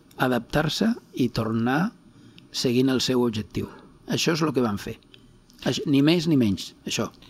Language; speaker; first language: Catalan; non-native, local second language; Spanish